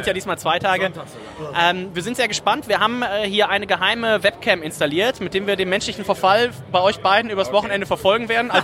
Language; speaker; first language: German; native; German